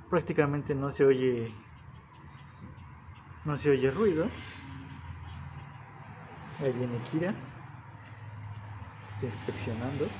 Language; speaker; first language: Spanish; native; Spanish